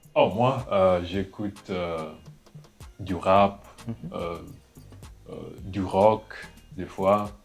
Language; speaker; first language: French; non-native, fluent; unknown